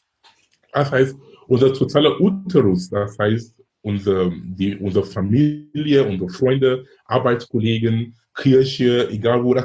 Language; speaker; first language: German; non-native, fluent; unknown